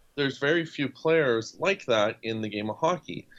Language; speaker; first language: English; native; English